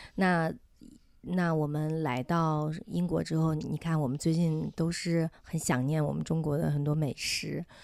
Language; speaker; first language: Chinese; non-native, local second language; Min Nan Chinese